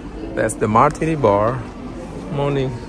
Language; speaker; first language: English; non-native, learner; Indonesian